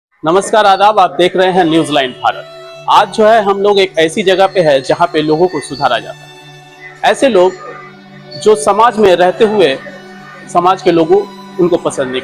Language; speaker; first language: Hindi; native; Hindi